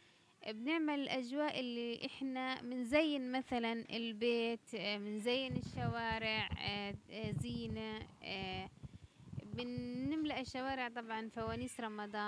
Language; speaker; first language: Arabic; native; Arabic